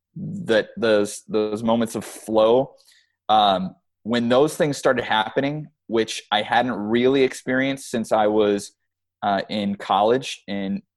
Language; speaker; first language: English; native; English